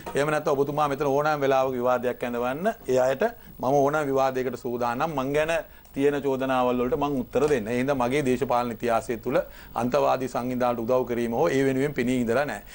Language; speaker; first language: Sinhala; non-native, local second language; Tamil